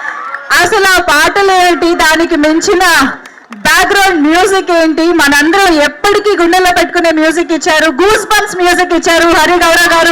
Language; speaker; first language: Telugu; native; Telugu